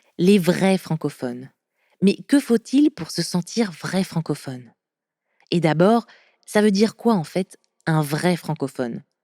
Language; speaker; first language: French; native; French